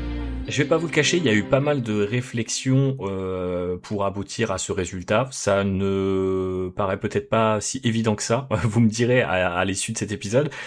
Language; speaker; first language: French; native; French